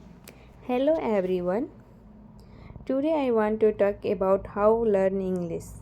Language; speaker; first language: English; non-native, learner; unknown